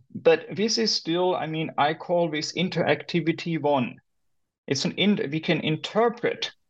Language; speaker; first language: English; non-native, fluent; German